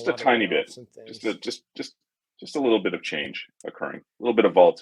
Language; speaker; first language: English; native; English